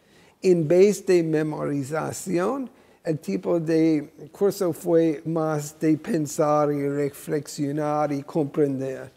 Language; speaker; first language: Spanish; non-native, fluent; English